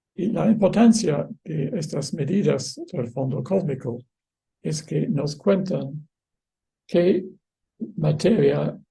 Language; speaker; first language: Spanish; non-native, fluent; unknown